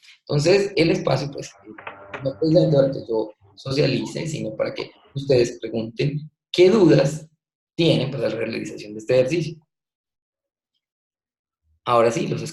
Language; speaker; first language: Spanish; native; Spanish